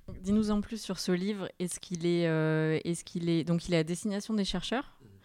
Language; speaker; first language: French; native; French